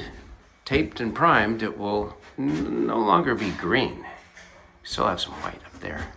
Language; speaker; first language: English; native; English